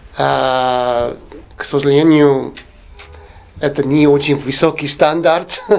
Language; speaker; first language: Russian; non-native, fluent; English